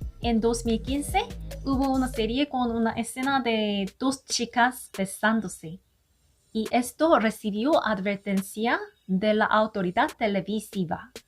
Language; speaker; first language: Spanish; non-native, learner; Korean